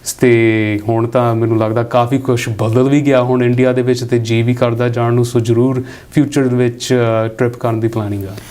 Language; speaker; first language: Punjabi; early bilingual, heritage; Punjabi